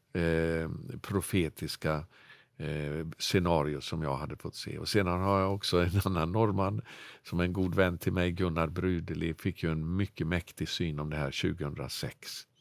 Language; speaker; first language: Swedish; native; Swedish